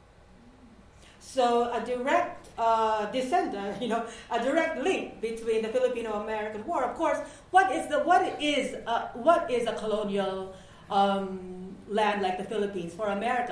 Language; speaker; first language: English; non-native, local second language; Waray